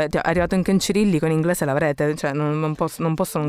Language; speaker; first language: Italian; native; Italian